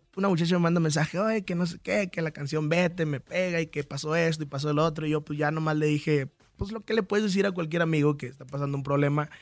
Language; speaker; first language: Spanish; native; Spanish